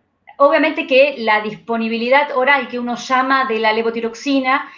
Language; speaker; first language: Spanish; native; Spanish